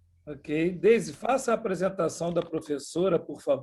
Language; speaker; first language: Portuguese; non-native, fluent; Spanish